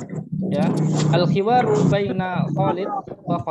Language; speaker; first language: Arabic; non-native, fluent; Indonesian